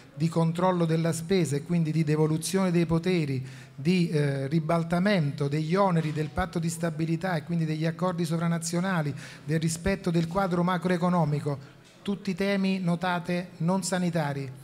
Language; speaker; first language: Italian; native; Italian